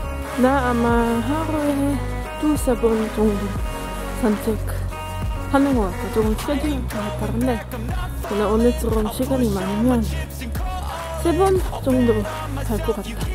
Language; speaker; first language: Korean; non-native, fluent; Dutch